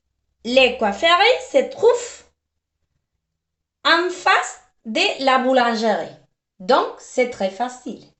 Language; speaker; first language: French; non-native, fluent; Spanish